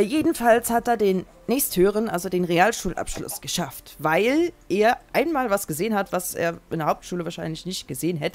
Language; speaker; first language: German; native; German